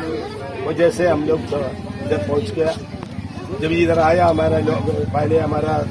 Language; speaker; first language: Hindi; non-native, local second language; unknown